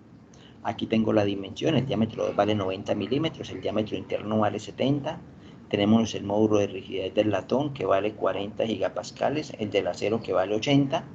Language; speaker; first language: Spanish; native; Spanish